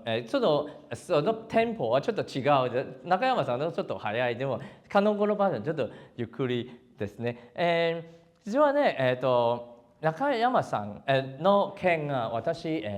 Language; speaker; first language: Japanese; non-native, learner; Cantonese